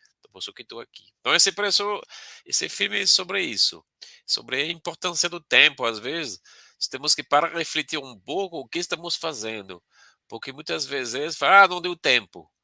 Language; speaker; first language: Portuguese; non-native, fluent; French